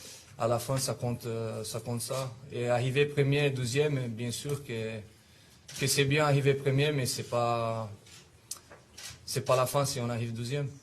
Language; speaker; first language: French; non-native, fluent; Italian